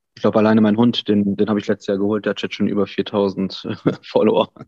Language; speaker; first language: German; native; German